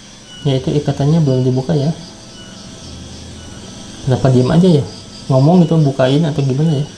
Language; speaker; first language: Indonesian; native; Indonesian